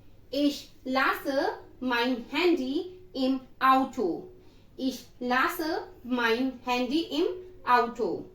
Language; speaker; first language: German; non-native, fluent; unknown